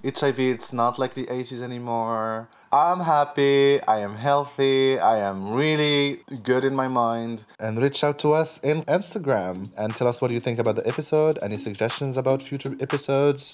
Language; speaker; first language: English; non-native, fluent; Arabic